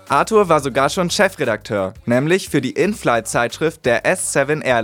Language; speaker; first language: German; native; German